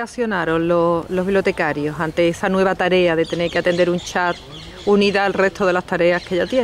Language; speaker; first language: Spanish; native; Spanish